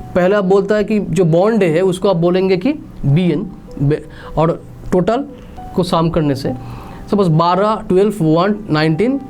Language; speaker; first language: Hindi; non-native, local second language; Bangla